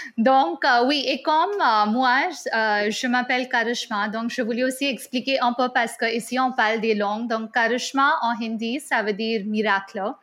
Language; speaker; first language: French; non-native, fluent; Hindi